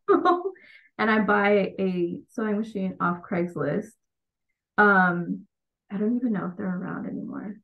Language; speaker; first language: English; early bilingual, other home language; Bangla